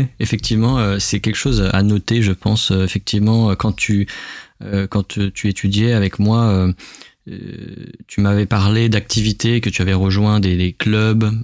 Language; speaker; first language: French; native; French